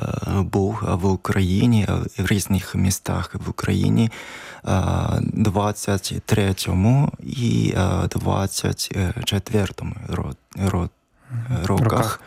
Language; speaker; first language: Ukrainian; non-native, learner; Japanese